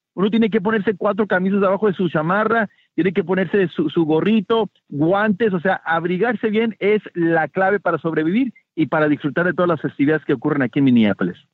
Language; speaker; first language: Spanish; native; Spanish